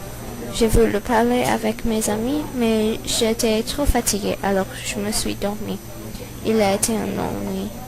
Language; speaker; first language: French; non-native, learner; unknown